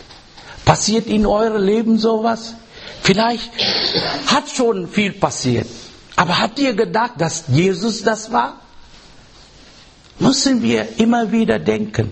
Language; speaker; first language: German; non-native, learner; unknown